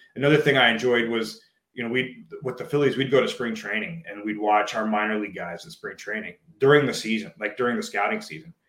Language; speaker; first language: English; native; English